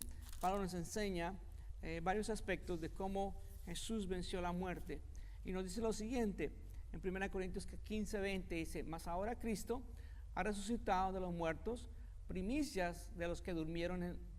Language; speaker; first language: Spanish; native; Spanish